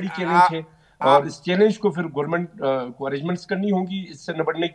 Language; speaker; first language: Hindi; non-native, local second language; Balti